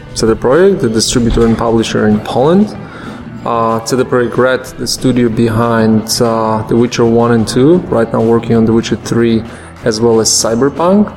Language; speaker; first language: English; non-native, fluent; Polish